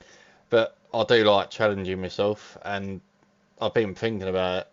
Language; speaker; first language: English; native; English